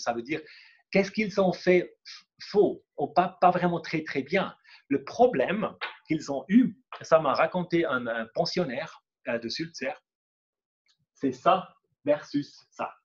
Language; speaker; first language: French; non-native, local second language; German